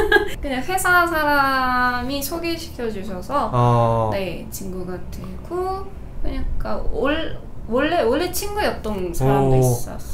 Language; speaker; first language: Korean; non-native, fluent; Japanese